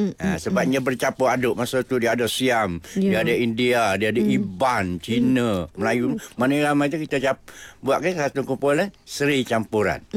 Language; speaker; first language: Malay; non-native, local second language; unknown